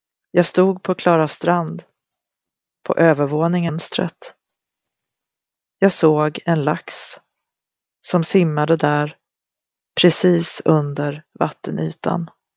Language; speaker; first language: Swedish; native; Swedish